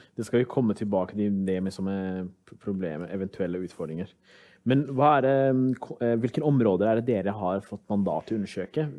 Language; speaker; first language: Norwegian; early bilingual, other home language; Somali